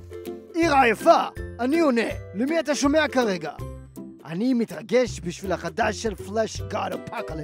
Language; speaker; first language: Hebrew; non-native, fluent; Japanese